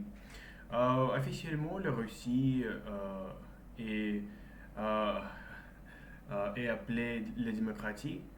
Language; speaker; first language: French; non-native, learner; Russian